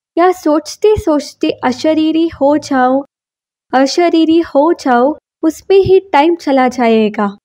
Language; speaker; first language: Hindi; non-native, local second language; Kannada